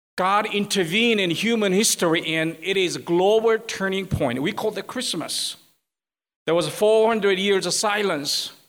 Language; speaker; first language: English; non-native, fluent; Korean